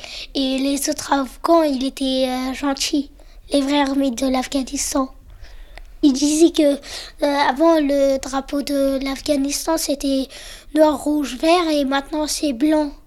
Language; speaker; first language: French; non-native, learner; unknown